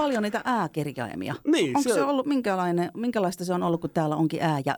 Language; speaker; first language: Finnish; native; Finnish